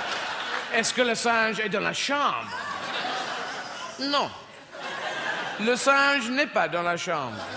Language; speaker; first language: French; non-native, learner; English